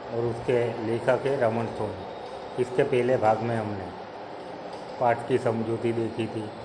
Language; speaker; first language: Hindi; non-native, local second language; Gujarati